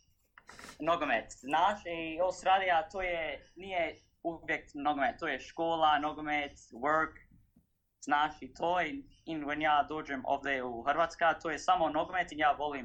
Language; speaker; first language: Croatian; early bilingual, heritage; English